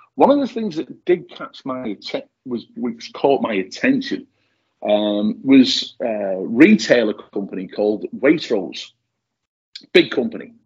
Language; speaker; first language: English; native; English